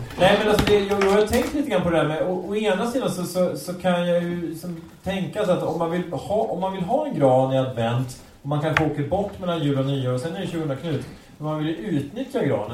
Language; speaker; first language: Swedish; native; Swedish